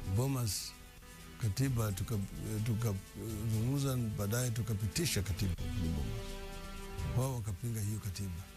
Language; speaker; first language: Swahili; non-native, local second language; Luo (Kenya and Tanzania)